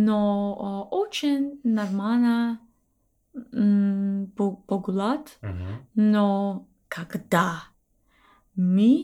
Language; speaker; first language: Russian; non-native, learner; English